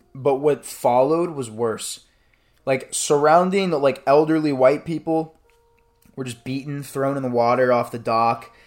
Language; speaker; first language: English; native; English